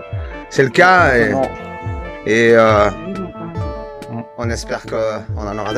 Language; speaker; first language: French; native; French